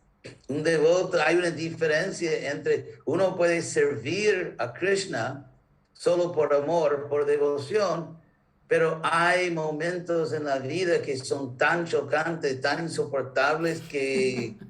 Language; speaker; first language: Spanish; non-native, fluent; English